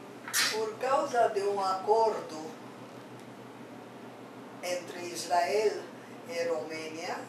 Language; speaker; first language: Portuguese; non-native, fluent; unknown